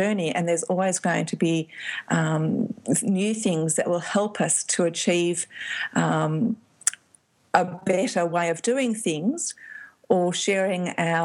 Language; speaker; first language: English; native; English